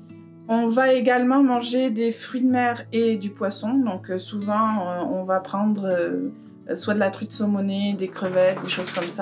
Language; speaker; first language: French; native; French